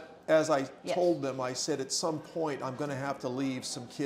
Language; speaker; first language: English; native; English